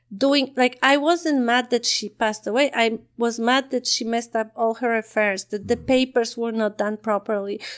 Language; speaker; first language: English; non-native, fluent; Polish